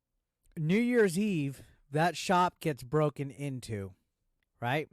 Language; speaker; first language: English; native; English